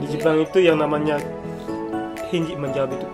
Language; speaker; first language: Indonesian; native; Indonesian